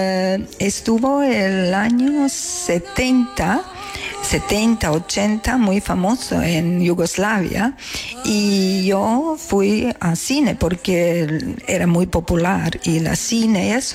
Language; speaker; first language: Spanish; non-native, learner; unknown